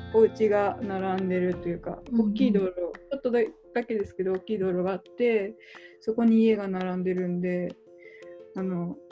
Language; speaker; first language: Japanese; native; Japanese